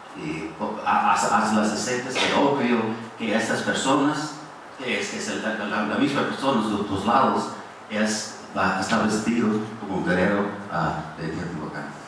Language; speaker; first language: Spanish; non-native, fluent; English